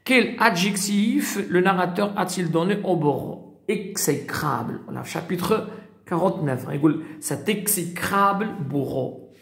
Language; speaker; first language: French; non-native, local second language; Arabic